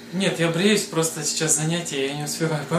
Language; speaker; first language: Russian; native; Russian